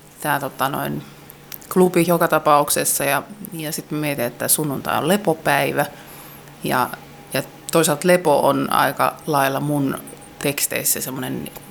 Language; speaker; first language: Finnish; native; Finnish